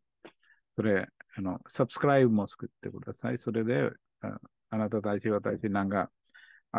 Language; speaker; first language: Japanese; non-native, learner; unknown